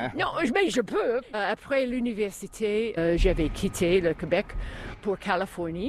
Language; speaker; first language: French; non-native, fluent; English